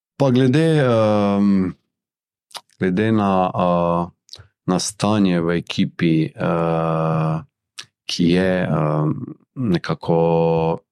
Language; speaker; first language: Slovenian; early bilingual, other home language; Bosnian